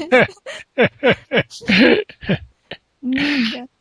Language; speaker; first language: English; non-native, learner; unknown